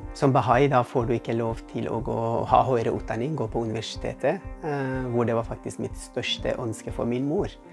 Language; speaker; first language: Norwegian; non-native, fluent; Persian